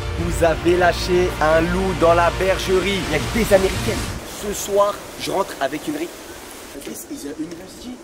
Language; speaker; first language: French; native; French